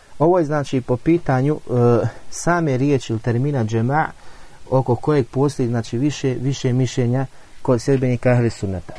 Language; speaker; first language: Bosnian; native; Bosnian